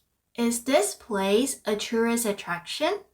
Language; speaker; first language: English; non-native, fluent; Korean